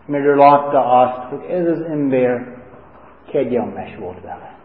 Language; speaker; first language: Hungarian; non-native, fluent; English